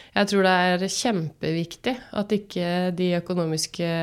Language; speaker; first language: Norwegian; native; Norwegian